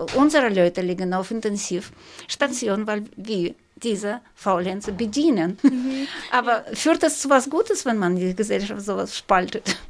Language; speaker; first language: German; non-native, fluent; Russian